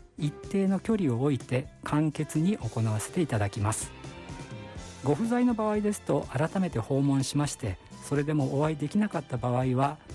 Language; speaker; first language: Japanese; native; Japanese